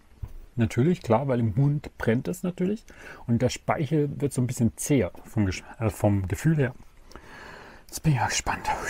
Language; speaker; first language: German; native; German